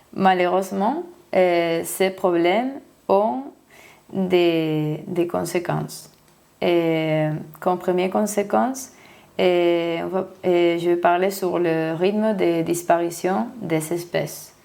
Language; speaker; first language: French; non-native, learner; Spanish